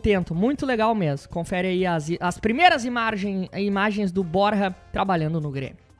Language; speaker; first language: Portuguese; native; Portuguese